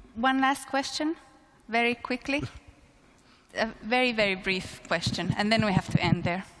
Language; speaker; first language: English; non-native, fluent; Finnish